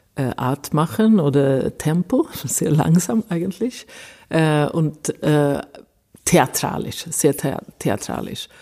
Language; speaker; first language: German; non-native, fluent; Swedish